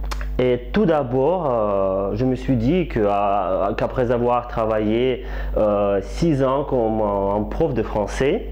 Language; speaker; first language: French; non-native, fluent; Russian